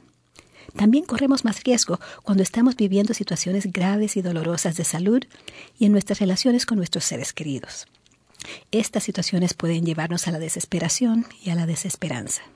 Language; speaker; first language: Spanish; native; Spanish